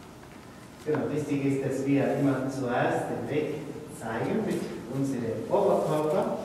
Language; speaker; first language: German; non-native, fluent; Spanish